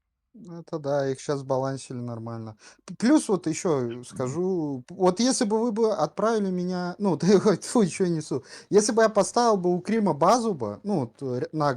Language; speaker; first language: Russian; native; Russian